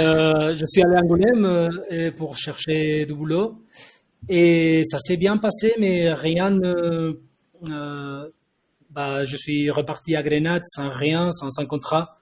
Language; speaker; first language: French; non-native, fluent; Spanish